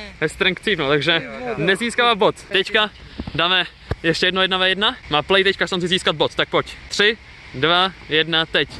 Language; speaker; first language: Czech; native; Czech